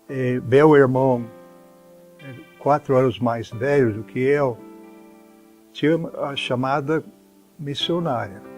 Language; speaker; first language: Portuguese; non-native, fluent; English